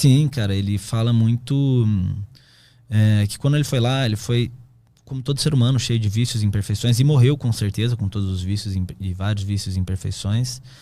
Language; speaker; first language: Portuguese; native; Portuguese